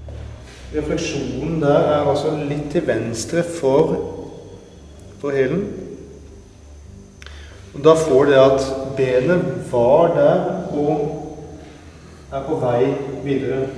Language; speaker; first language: Norwegian; native; Norwegian